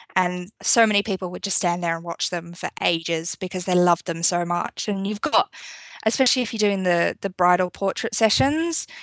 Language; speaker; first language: English; native; English